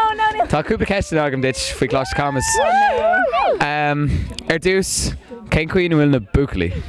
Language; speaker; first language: Irish; non-native, local second language; English